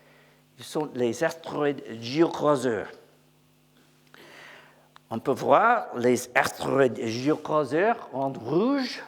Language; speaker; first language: French; non-native, learner; English